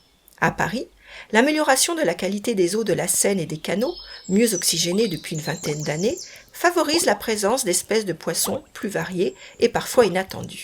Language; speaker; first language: French; native; French